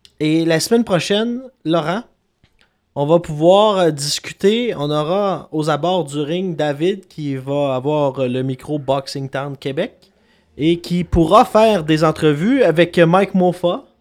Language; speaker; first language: French; native; French